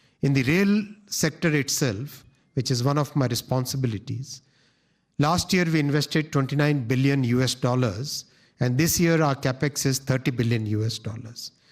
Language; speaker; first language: English; non-native, local second language; Hindi